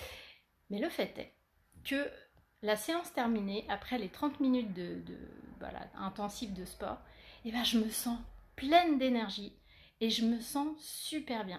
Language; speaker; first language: French; native; French